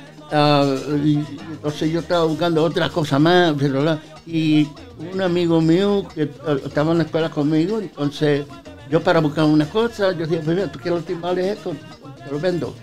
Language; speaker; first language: Spanish; early bilingual, heritage; Spanish